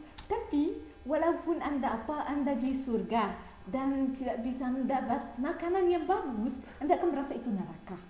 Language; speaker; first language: Indonesian; non-native, learner; Arabic